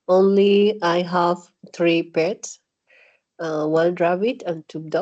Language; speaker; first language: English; non-native, learner; Spanish